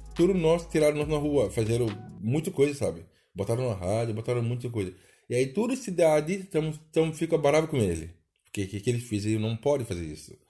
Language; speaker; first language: Portuguese; non-native, fluent; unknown